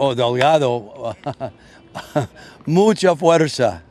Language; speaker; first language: Spanish; non-native, learner; English